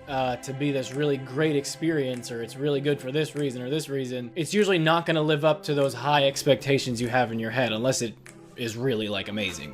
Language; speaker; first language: English; native; English